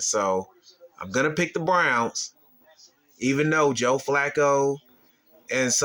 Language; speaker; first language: English; native; English